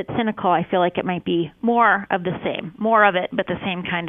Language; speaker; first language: English; native; English